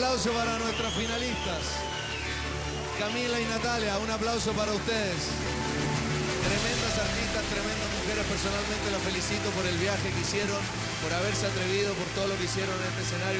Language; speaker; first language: Spanish; native; Spanish